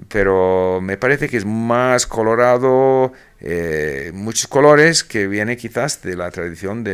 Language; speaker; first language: Spanish; non-native, fluent; English